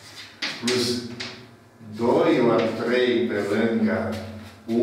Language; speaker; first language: Romanian; native; Romanian